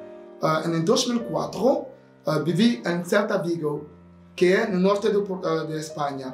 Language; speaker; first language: Portuguese; non-native, learner; French